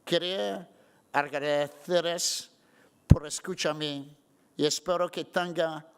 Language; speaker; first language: Spanish; non-native, learner; English